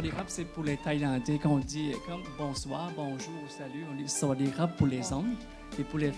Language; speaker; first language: French; non-native, fluent; Thai